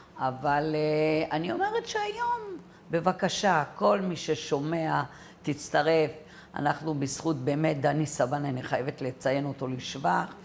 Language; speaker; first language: Hebrew; early bilingual, other home language; French